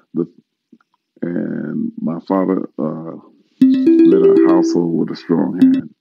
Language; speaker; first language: English; native; English